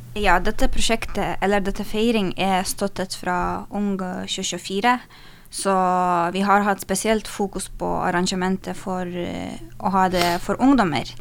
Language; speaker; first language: Norwegian; non-native, fluent; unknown